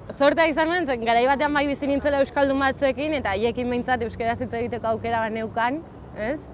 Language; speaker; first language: Basque; native; Basque